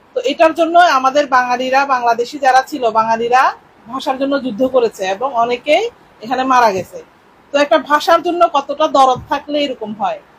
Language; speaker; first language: Bangla; non-native, local second language; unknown